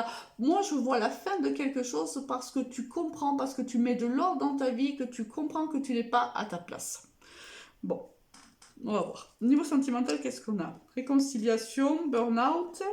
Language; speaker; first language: French; native; French